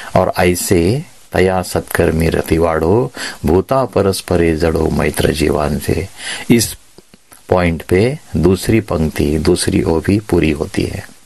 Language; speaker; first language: Hindi; non-native, local second language; Marathi